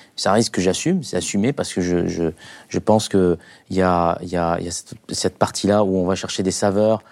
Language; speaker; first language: French; non-native, local second language; Arabic